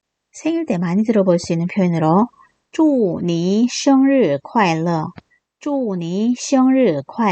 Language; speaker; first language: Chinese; non-native, fluent; Korean